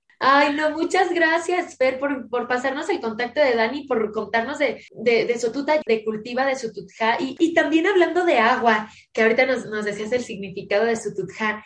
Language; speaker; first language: Spanish; native; Spanish